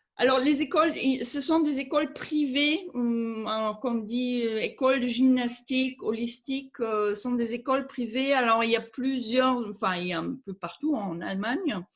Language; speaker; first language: French; non-native, fluent; German